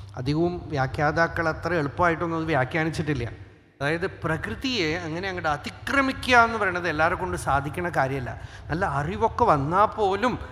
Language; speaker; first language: Malayalam; non-native, local second language; Tamil